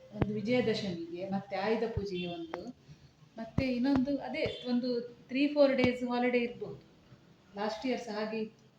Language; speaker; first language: Kannada; non-native, local second language; Konkani